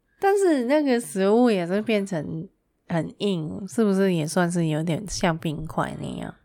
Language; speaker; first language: Chinese; non-native, local second language; Cantonese